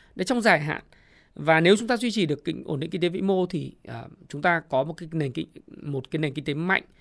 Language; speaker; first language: Vietnamese; native; Vietnamese